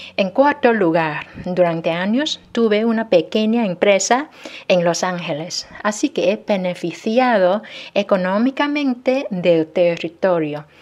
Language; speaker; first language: Spanish; non-native, fluent; Chinese